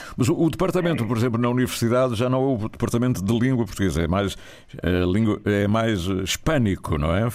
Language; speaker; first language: Portuguese; native; Portuguese